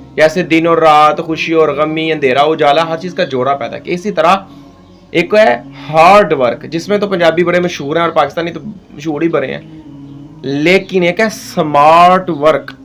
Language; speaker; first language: Urdu; non-native, local second language; Punjabi